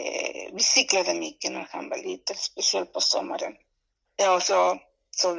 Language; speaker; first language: Swedish; non-native, fluent; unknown